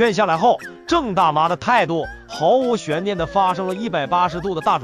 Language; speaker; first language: Chinese; native; Chinese